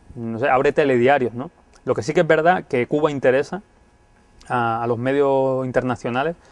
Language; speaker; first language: Spanish; native; Spanish